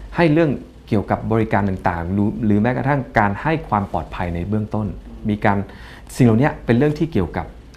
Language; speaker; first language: Thai; native; Thai